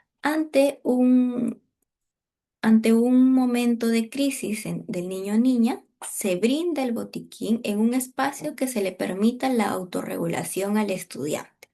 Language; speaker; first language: Spanish; native; Spanish